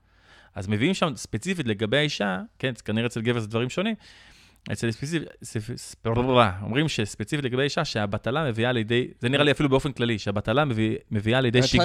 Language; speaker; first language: Hebrew; native; Hebrew